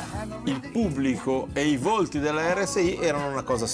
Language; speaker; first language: Italian; native; Italian